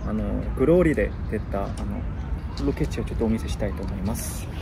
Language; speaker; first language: Japanese; non-native, fluent; Korean